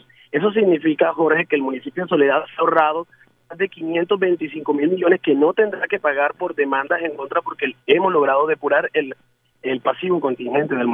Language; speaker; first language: Spanish; native; Spanish